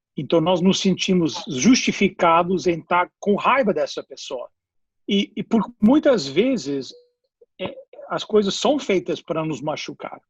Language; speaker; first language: Portuguese; non-native, fluent; English